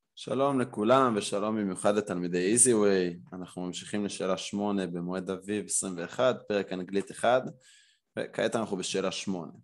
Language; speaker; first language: Hebrew; native; Hebrew